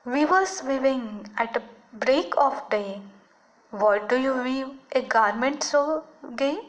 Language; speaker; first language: English; non-native, local second language; Marathi